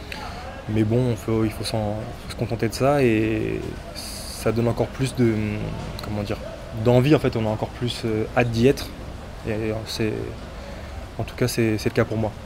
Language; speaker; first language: French; native; French